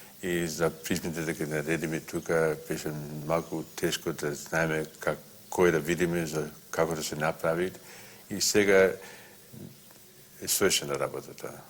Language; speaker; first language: Macedonian; early bilingual, heritage; Macedonian